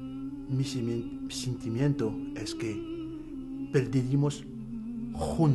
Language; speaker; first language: Spanish; non-native, fluent; Arabic